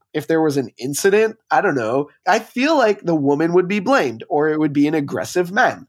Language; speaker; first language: English; native; English